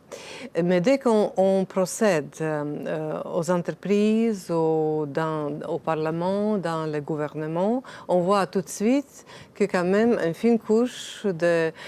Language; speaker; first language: French; non-native, fluent; Latvian